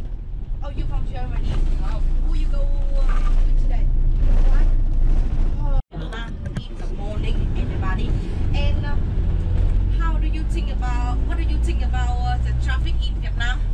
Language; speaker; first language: English; non-native, learner; Vietnamese